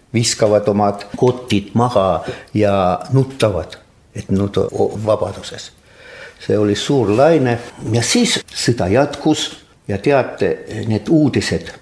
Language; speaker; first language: Estonian; non-native, local second language; Russian